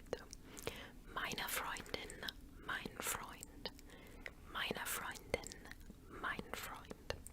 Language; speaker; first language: German; non-native, learner; English